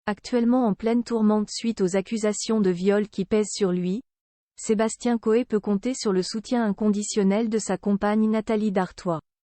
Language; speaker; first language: French; native; French